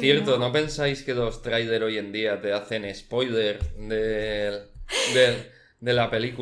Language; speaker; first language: Spanish; native; Spanish